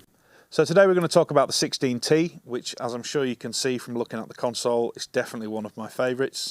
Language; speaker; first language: English; native; English